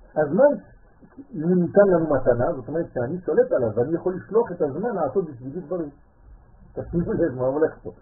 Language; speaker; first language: Hebrew; non-native, fluent; French